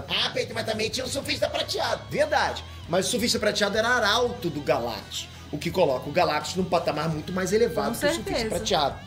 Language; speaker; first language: Portuguese; native; Portuguese